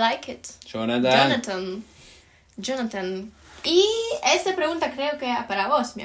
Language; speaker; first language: Spanish; non-native, fluent; Ukrainian